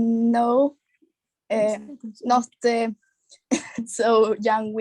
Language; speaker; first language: English; non-native, fluent; Swedish